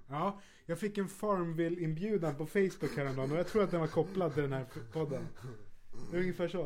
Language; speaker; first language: Swedish; native; Swedish